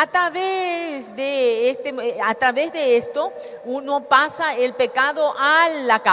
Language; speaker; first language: Spanish; native; Spanish